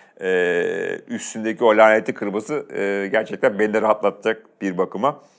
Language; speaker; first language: Turkish; native; Turkish